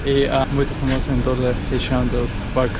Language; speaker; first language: Portuguese; non-native, fluent; Croatian